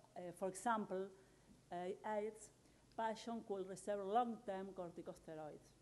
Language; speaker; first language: English; non-native, learner; Spanish